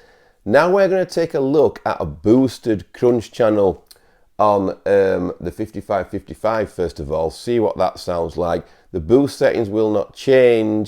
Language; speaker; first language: English; native; English